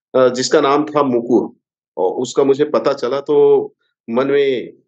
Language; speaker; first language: Hindi; native; Hindi